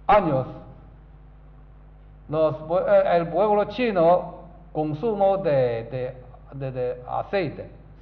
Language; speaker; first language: Spanish; non-native, learner; Chinese